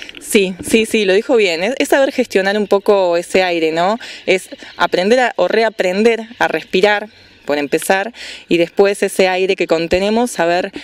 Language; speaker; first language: Spanish; native; Spanish